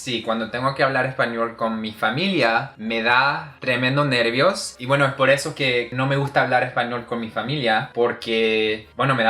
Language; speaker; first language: Spanish; early bilingual, heritage; English